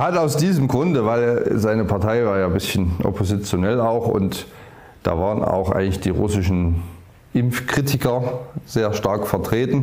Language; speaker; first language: German; native; German